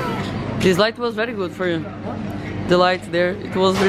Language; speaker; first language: English; non-native, learner; Portuguese